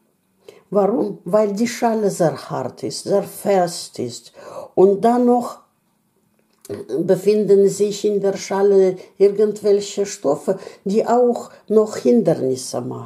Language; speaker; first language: German; non-native, learner; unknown